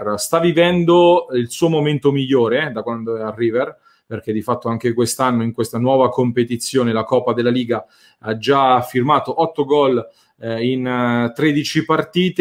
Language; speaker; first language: Italian; native; Italian